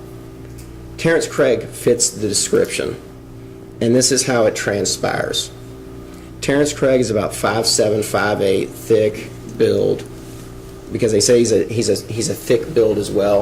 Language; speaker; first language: English; native; English